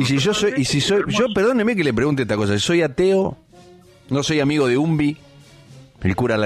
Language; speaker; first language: Spanish; native; Spanish